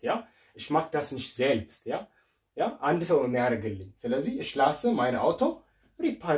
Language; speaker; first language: German; non-native, learner; Amharic